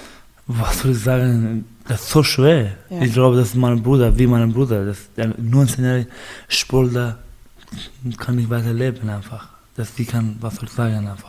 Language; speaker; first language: German; non-native, learner; Baluchi